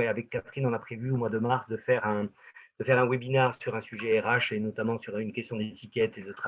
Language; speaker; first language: French; native; French